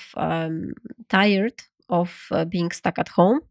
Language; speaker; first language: English; non-native, fluent; Polish